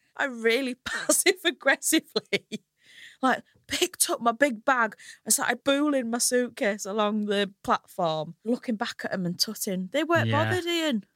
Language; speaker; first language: English; native; English